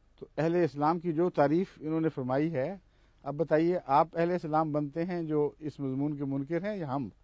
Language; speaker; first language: Urdu; native; Urdu